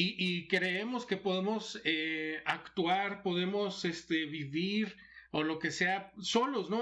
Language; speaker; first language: Spanish; native; Spanish